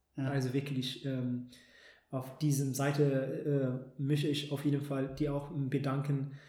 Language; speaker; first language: German; non-native, fluent; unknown